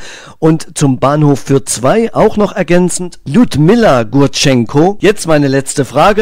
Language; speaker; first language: German; native; German